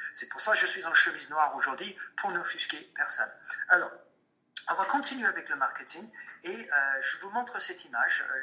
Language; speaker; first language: French; non-native, fluent; English